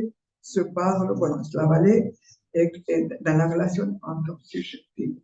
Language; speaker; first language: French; non-native, fluent; Spanish